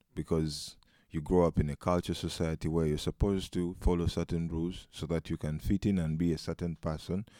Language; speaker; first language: English; non-native, local second language; Ganda